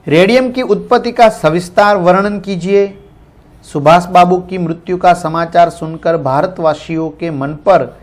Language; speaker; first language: Hindi; non-native, local second language; Gujarati